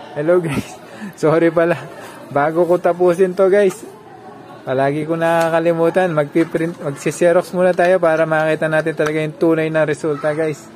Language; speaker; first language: Filipino; non-native, local second language; Pampanga